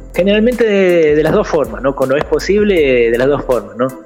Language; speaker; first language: Spanish; native; Spanish